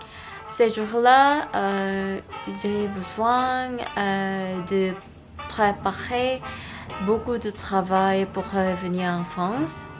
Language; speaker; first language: French; non-native, learner; Korean